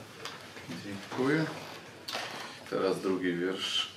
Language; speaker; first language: Polish; non-native, fluent; Ukrainian